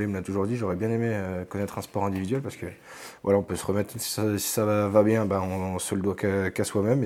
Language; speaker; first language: French; native; French